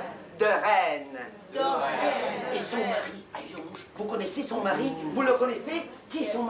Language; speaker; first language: French; non-native, learner; Russian